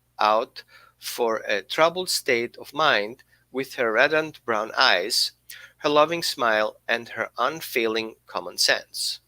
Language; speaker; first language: English; non-native, fluent; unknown